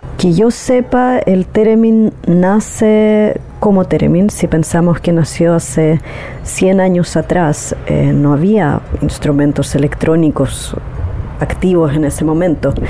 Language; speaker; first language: Spanish; native; Spanish